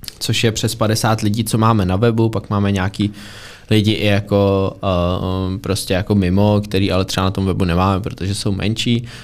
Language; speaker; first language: Czech; native; Czech